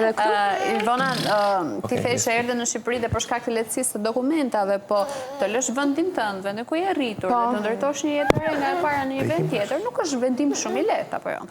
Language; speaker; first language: Albanian; native; Albanian